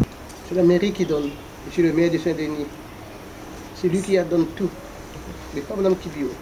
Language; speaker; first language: French; non-native, local second language; Réunion Creole French